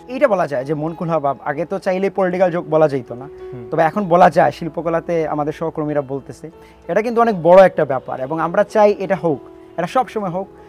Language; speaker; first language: Bangla; native; Bangla